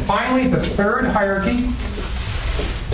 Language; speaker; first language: English; native; English